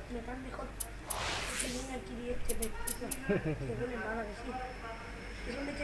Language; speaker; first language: Spanish; native; Spanish